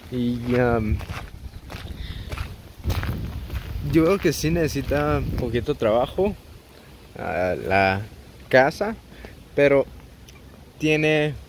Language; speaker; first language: Spanish; early bilingual, heritage; English